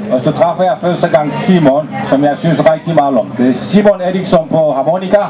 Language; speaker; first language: Danish; non-native, fluent; Romanian